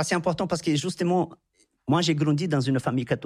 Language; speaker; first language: French; non-native, fluent; Portuguese